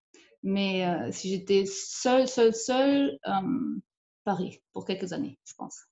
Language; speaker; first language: French; non-native, fluent; German